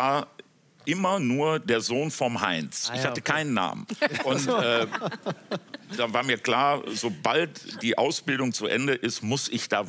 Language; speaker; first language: German; native; German